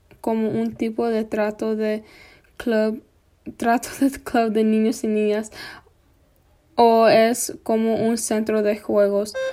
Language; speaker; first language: Spanish; non-native, fluent; English